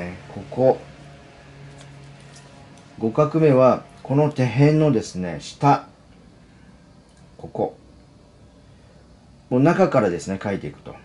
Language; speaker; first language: Japanese; native; Japanese